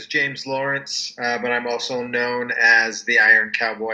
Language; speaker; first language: English; native; English